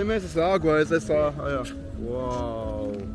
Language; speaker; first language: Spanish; non-native, learner; English